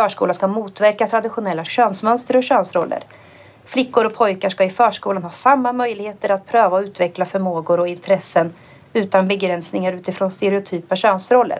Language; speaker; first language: Swedish; native; Swedish